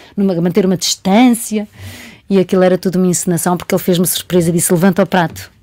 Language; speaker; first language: Portuguese; native; Portuguese